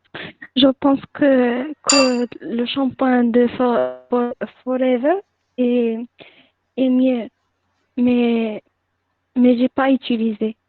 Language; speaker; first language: French; non-native, learner; Arabic